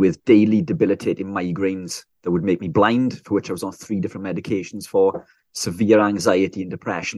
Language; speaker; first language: English; native; English